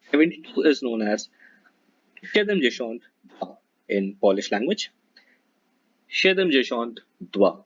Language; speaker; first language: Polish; non-native, learner; Hindi